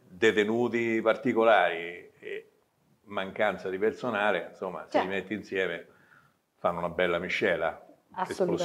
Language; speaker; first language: Italian; native; Italian